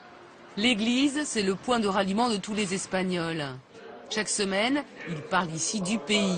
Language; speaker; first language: French; native; French